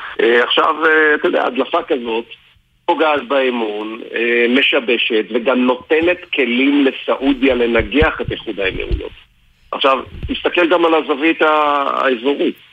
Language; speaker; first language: Hebrew; native; Hebrew